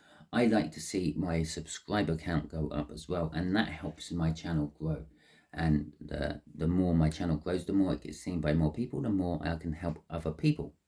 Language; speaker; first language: English; native; English